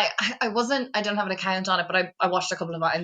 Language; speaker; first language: English; native; English